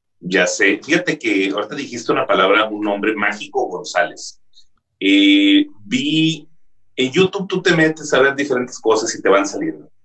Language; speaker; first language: Spanish; native; Spanish